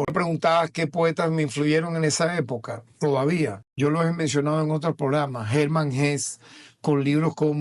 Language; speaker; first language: Spanish; native; Spanish